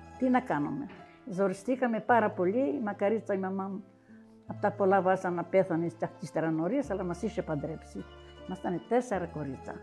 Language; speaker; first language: Greek; native; Greek